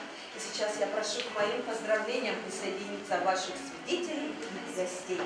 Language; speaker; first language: Russian; native; Russian